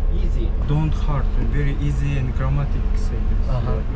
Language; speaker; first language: English; non-native, learner; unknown